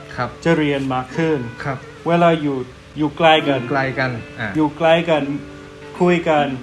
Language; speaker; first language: Thai; non-native, fluent; English